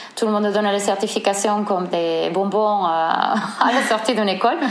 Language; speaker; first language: French; non-native, fluent; Spanish